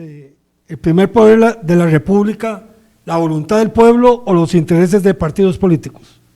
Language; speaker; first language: Spanish; native; Spanish